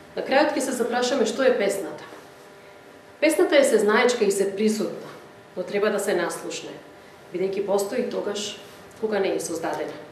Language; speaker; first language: Macedonian; native; Macedonian